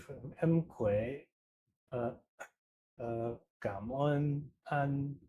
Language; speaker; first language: Vietnamese; non-native, learner; Dutch